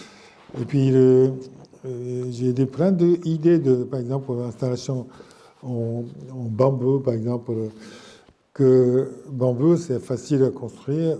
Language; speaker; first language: French; non-native, fluent; Japanese